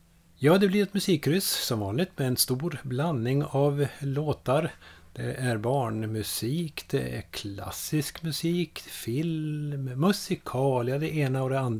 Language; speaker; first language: Swedish; native; Swedish